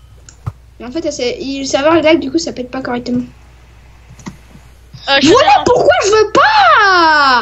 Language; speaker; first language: French; native; French